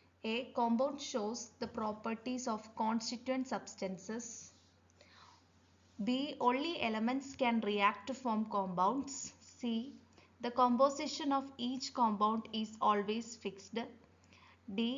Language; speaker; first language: English; non-native, local second language; Malayalam